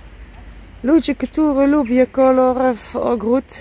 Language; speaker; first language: Polish; non-native, learner; Dutch